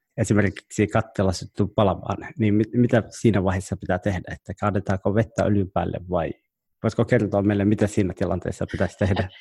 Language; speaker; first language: Finnish; early bilingual, other home language; Somali